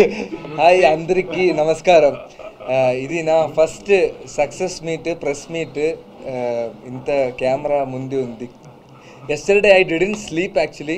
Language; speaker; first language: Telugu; non-native, learner; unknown